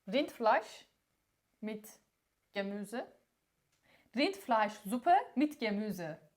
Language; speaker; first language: German; non-native, learner; Turkish